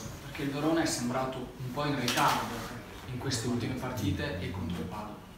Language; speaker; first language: Italian; native; Italian